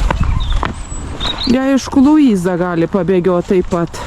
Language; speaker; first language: Lithuanian; native; Lithuanian